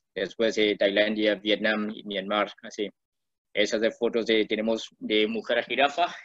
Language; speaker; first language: Spanish; non-native, learner; Burmese